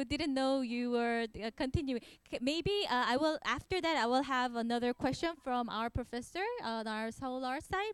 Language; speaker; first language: English; non-native, fluent; Korean